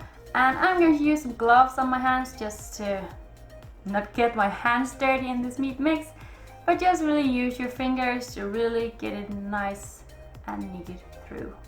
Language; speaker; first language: English; non-native, fluent; Danish